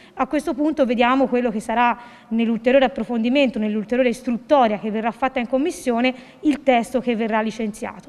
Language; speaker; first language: Italian; native; Italian